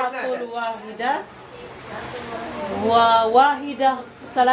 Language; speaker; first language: Arabic; non-native, learner; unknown